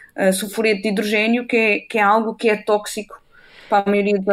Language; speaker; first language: Portuguese; native; Portuguese